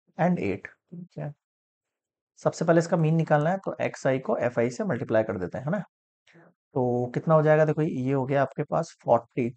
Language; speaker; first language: Hindi; native; Hindi